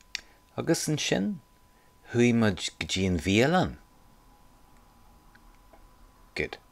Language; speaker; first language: Irish; non-native, local second language; English